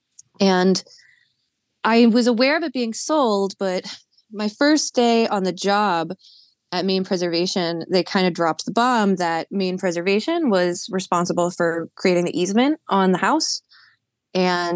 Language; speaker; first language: English; native; English